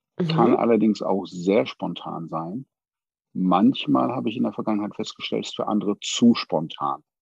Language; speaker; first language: German; non-native, fluent; English